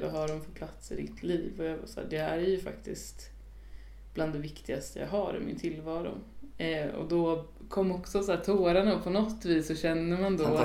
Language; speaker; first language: Swedish; native; Swedish